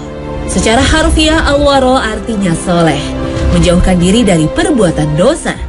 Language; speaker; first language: Indonesian; native; Indonesian